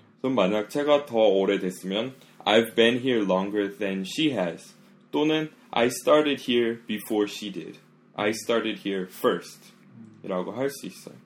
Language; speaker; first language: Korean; non-native, fluent; English